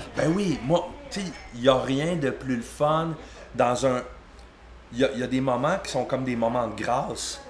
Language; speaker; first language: French; native; French